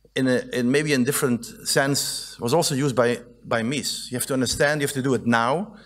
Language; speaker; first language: English; non-native, fluent; Dutch